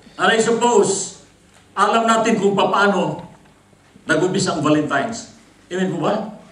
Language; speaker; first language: Filipino; non-native, local second language; Cebuano